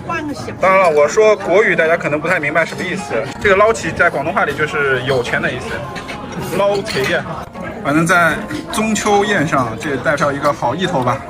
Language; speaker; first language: Chinese; native; Chinese